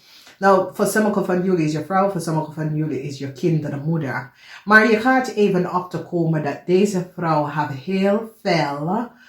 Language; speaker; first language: Dutch; non-native, fluent; English